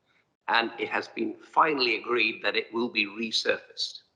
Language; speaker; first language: English; native; English